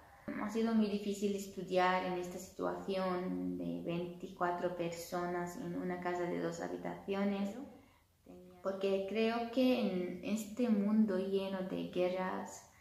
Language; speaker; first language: Spanish; non-native, fluent; Arabic